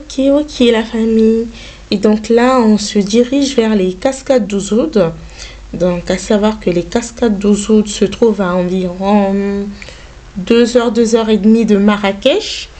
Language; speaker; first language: French; native; French